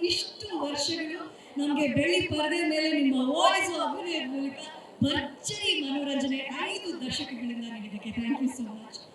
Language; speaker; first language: Kannada; native; Kannada